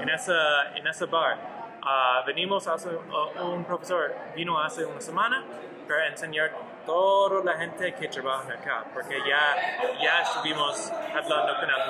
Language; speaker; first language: Spanish; non-native, learner; English